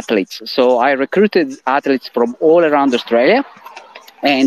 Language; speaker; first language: English; non-native, fluent; Italian